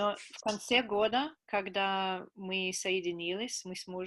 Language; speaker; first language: Russian; non-native, fluent; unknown